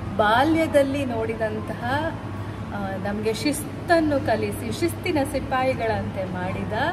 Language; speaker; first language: Kannada; native; Kannada